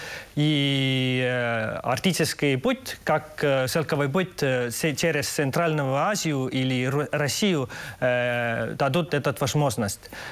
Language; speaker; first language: Russian; non-native, local second language; Estonian